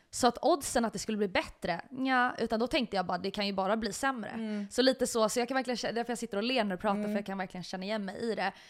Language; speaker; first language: Swedish; native; Swedish